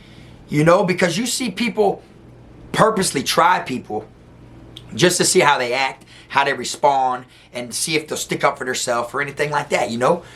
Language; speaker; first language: English; native; English